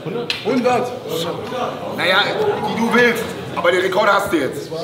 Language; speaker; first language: German; native; German